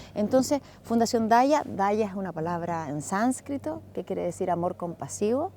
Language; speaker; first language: Spanish; native; Spanish